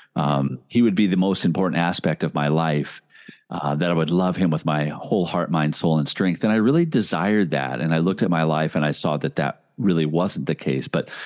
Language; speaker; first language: English; native; English